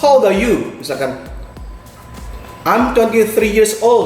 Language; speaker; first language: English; non-native, fluent; Indonesian